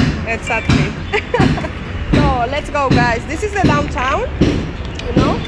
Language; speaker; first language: English; non-native, learner; Spanish